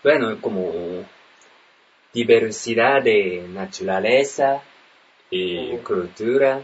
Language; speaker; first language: Spanish; non-native, learner; Japanese